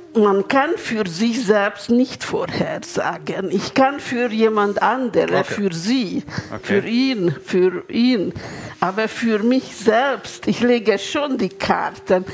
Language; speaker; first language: German; non-native, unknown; Hungarian